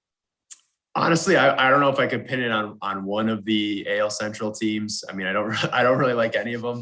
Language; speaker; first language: English; native; English